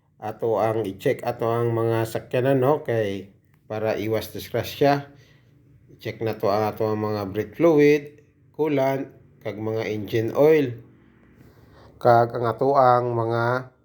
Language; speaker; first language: Cebuano; non-native, local second language; Hiligaynon